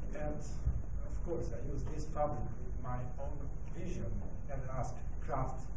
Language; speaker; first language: English; non-native, learner; Italian